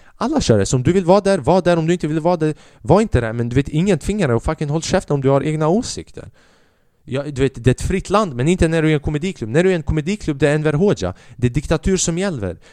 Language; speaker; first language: Swedish; early bilingual, other home language; Albanian